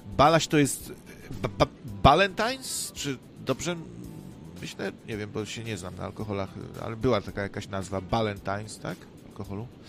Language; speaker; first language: Polish; native; Polish